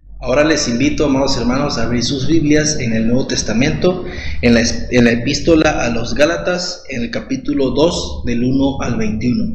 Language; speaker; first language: Spanish; native; Spanish